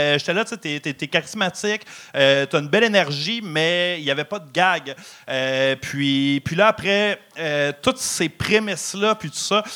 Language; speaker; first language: French; native; French